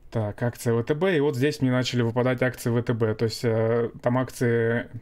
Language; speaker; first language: Russian; native; Russian